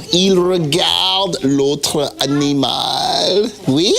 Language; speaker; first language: French; non-native, fluent; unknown